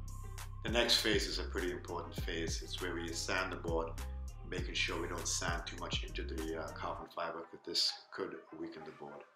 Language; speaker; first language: English; native; English